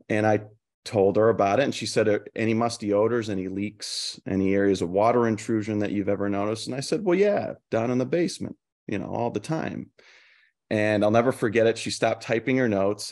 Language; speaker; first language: English; native; English